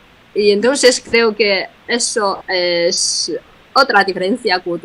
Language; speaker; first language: Spanish; non-native, fluent; Chinese